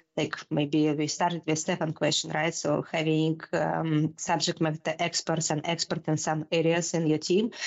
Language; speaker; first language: English; non-native, fluent; Russian